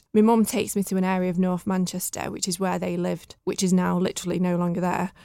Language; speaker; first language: English; native; English